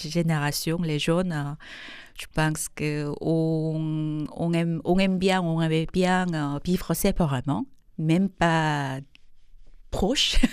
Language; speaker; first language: French; non-native, fluent; Korean